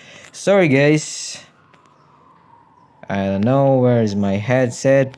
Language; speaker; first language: English; non-native, learner; Indonesian